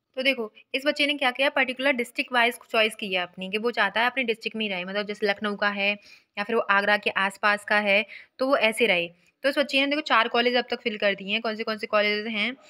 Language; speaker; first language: Hindi; native; Hindi